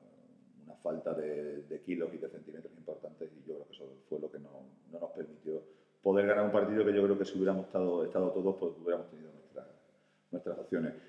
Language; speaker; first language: Spanish; native; Spanish